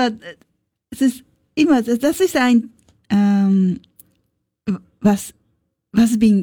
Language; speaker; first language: German; non-native, learner; Japanese